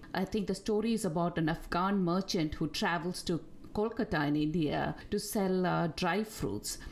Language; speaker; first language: English; non-native, local second language; Tamil